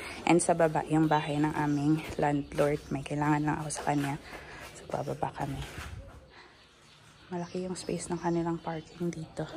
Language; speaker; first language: Filipino; non-native, local second language; Hiligaynon